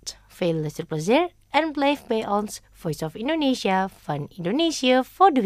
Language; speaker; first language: Dutch; non-native, fluent; Indonesian